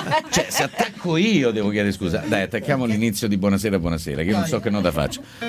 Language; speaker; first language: Italian; native; Italian